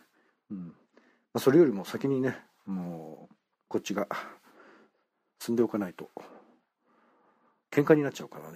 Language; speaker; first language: Japanese; native; Japanese